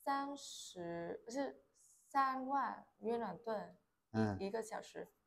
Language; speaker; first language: Chinese; non-native, learner; Vietnamese